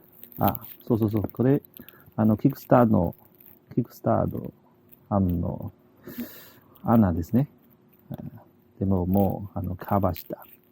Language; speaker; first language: Japanese; non-native, learner; Chinese